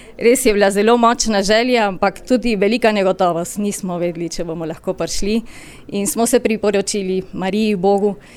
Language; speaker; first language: Slovenian; early bilingual, heritage; Slovenian